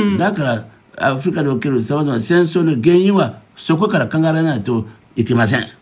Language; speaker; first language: Japanese; non-native, fluent; Fon